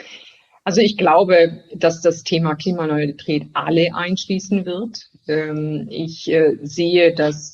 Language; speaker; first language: German; native; German